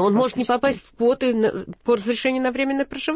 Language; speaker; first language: Russian; native; Russian